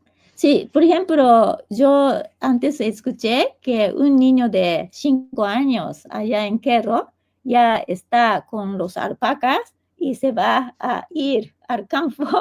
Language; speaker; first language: Spanish; non-native, fluent; Japanese